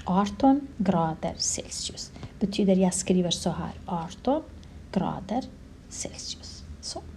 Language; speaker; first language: Swedish; non-native, learner; Kurdish